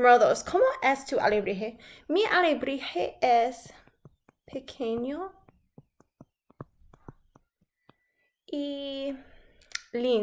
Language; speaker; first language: Spanish; non-native, fluent; English